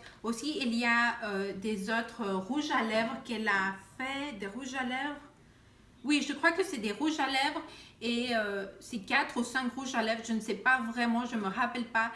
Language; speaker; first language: French; non-native, fluent; Spanish